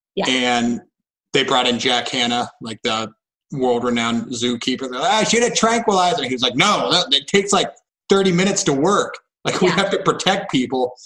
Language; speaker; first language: English; native; English